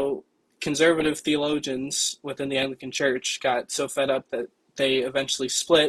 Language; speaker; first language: English; native; English